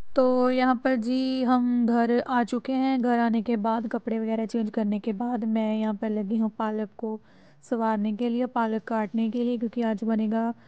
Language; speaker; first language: Hindi; non-native, local second language; Punjabi